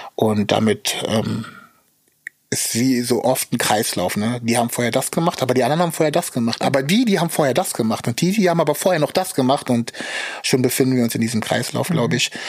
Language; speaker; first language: German; early bilingual, other home language; Russian